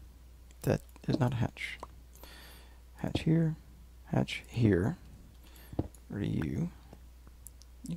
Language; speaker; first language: English; native; English